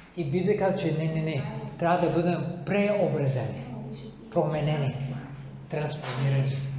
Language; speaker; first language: Bulgarian; non-native, fluent; English